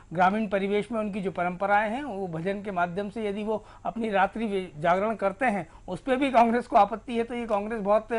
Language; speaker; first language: Hindi; native; Hindi